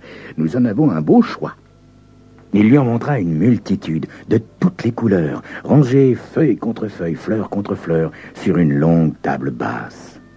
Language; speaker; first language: French; native; French